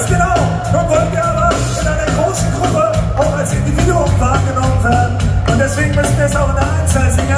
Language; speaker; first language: German; native; German